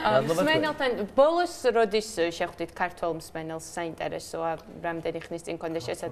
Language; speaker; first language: Georgian; native; Georgian